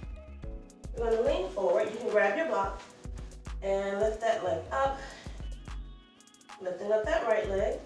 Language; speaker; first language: English; native; English